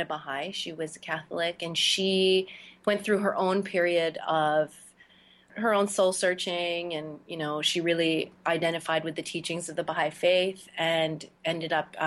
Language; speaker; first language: English; native; English